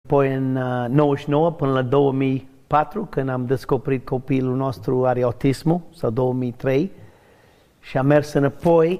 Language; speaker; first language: Romanian; non-native, learner; English